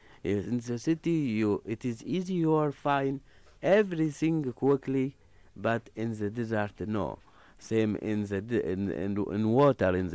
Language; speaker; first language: English; non-native, learner; Arabic